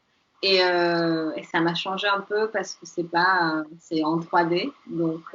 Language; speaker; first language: French; non-native, fluent; Spanish